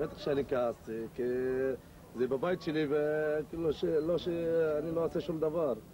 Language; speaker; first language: Hebrew; non-native, local second language; Arabic